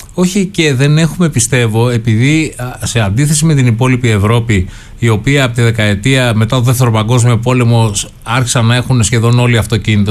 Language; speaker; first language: Greek; native; Greek